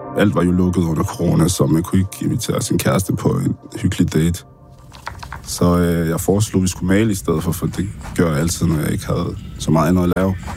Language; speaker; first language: Danish; early bilingual, other home language; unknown